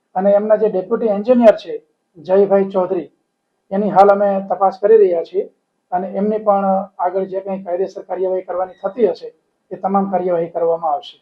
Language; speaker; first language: Gujarati; native; Gujarati